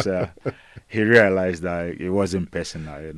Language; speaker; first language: English; non-native, local second language; Igbo